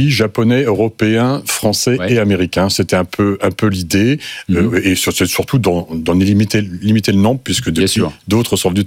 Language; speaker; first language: French; native; French